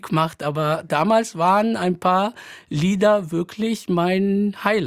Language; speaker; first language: German; non-native, fluent; Arabic